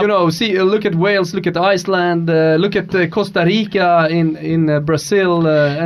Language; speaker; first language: English; non-native, fluent; Swedish